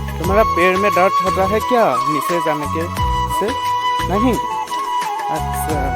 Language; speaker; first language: Hindi; non-native, local second language; Assamese